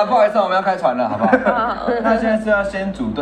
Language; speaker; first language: Chinese; native; Chinese